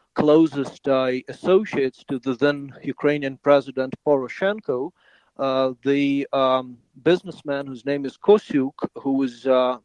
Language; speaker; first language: English; non-native, fluent; Ukrainian